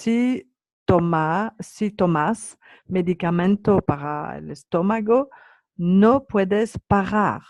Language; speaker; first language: Spanish; non-native, learner; French